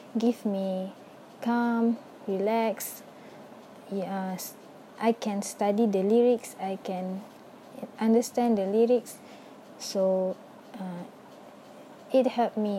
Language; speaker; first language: English; non-native, local second language; Malay